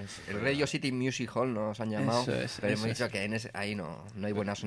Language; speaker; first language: Spanish; native; Spanish